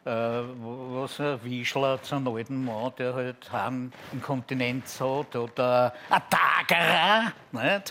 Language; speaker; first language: German; native; German